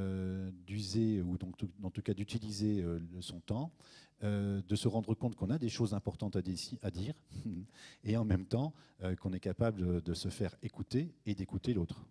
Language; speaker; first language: French; native; French